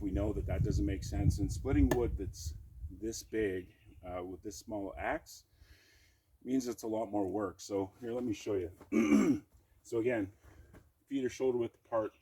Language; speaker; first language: English; native; English